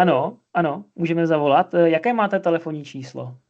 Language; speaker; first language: Czech; non-native, fluent; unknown